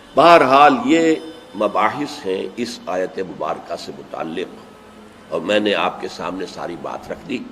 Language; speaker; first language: Urdu; native; Urdu